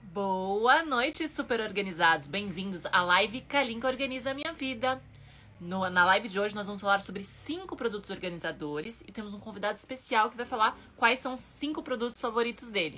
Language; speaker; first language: Portuguese; native; Portuguese